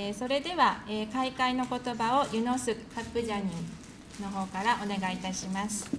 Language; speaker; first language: Japanese; native; Japanese